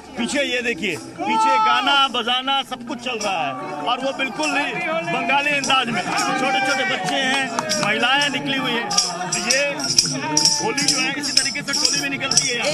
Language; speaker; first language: Hindi; native; Hindi